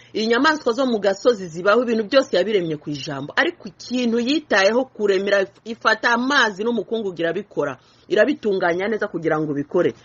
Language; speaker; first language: Kinyarwanda; non-native, local second language; Swahili